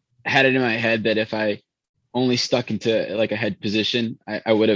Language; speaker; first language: English; early bilingual, other home language; Spanish